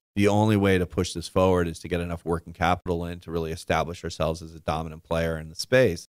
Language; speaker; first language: English; native; English